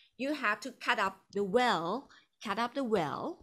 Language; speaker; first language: English; non-native, fluent; Thai